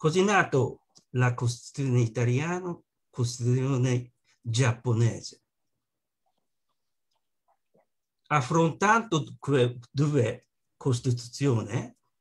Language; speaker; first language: Italian; non-native, learner; Japanese